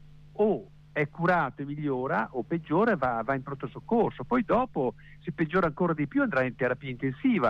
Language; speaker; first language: Italian; native; Italian